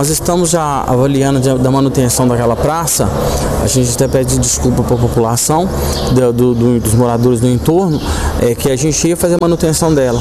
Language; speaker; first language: Portuguese; native; Portuguese